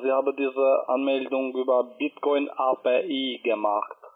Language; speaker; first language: German; non-native, learner; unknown